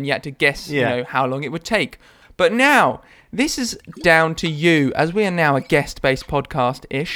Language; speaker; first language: English; native; English